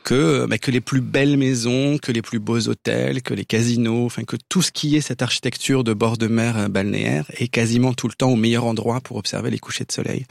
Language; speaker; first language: French; native; French